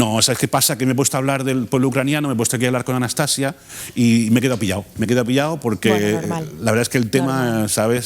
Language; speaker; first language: Spanish; native; Spanish